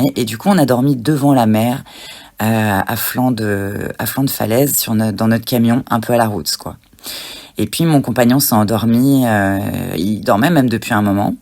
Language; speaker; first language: French; native; French